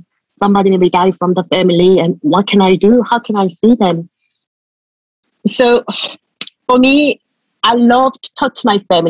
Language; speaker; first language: English; non-native, fluent; Korean